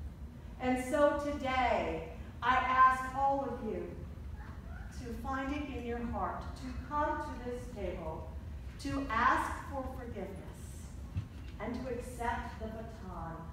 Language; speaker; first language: English; native; English